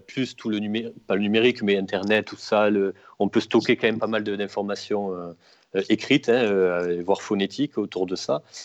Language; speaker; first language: French; native; French